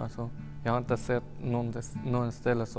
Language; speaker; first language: Swedish; non-native, learner; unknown